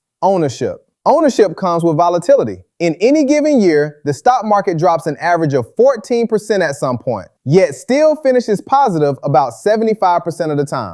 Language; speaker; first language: English; native; English